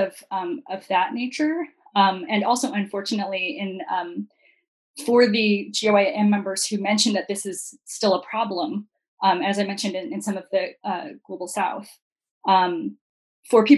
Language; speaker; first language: English; native; English